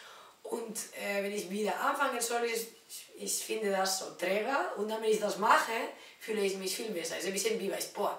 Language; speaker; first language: German; non-native, learner; Spanish